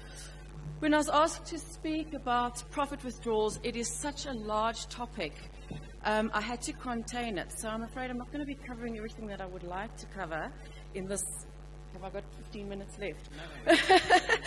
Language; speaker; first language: English; native; English